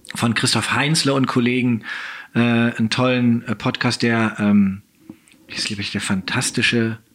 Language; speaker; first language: German; native; German